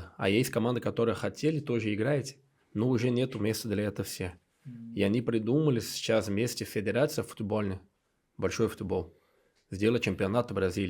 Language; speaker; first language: Russian; non-native, learner; Portuguese